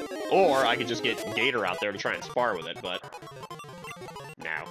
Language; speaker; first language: English; native; English